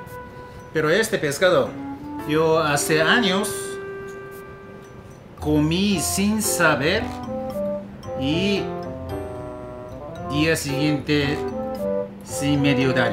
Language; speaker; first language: Spanish; non-native, learner; Japanese